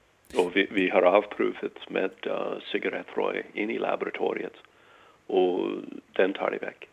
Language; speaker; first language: Danish; non-native, fluent; English